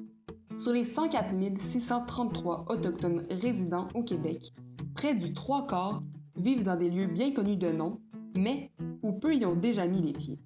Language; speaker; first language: French; native; French